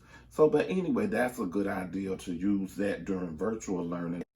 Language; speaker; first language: English; native; English